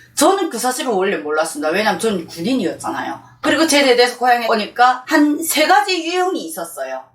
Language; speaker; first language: Korean; native; Korean